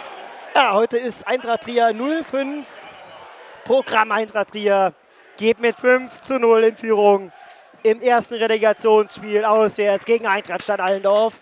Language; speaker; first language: German; native; German